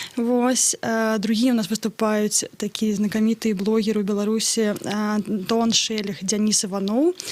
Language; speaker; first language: Belarusian; non-native, local second language; Russian